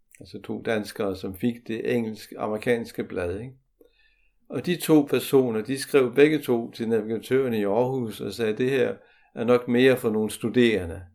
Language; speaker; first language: Danish; native; Danish